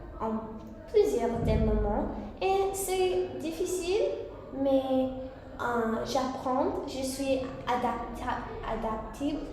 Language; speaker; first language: French; non-native, learner; English